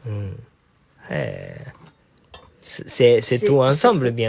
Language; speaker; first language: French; non-native, fluent; Japanese